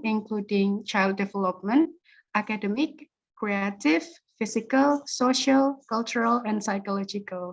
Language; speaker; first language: English; non-native, learner; Indonesian